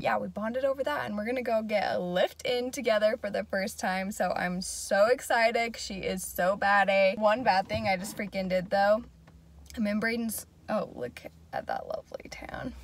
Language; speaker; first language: English; native; English